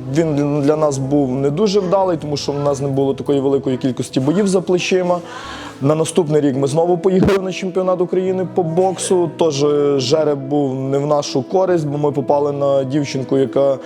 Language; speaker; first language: Ukrainian; native; Ukrainian